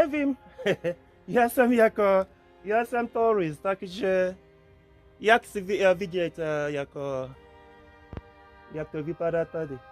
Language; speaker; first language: Czech; non-native, learner; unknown